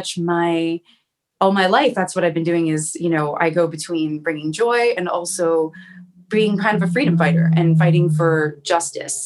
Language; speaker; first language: English; native; English